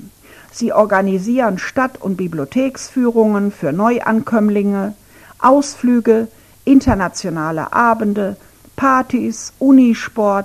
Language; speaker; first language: German; non-native, fluent; Ukrainian